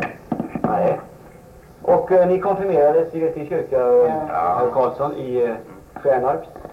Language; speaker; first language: Swedish; native; Swedish